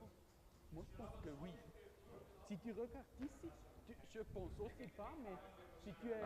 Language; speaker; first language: French; non-native, local second language; German